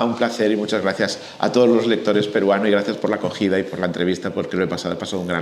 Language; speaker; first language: Spanish; native; Spanish